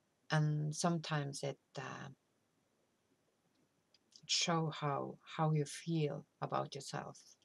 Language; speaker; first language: English; non-native, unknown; Norwegian